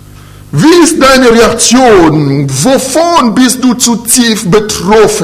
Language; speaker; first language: German; non-native, fluent; French